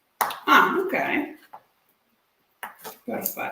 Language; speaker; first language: Italian; native; Italian